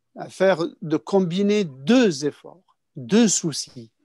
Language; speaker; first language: French; non-native, local second language; Kabyle